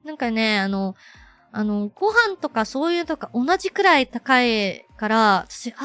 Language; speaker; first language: Japanese; non-native, fluent; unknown